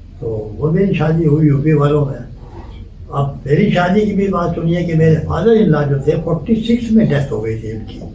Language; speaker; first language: Urdu; native; Urdu